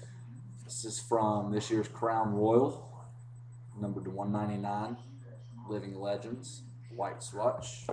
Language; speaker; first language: English; native; English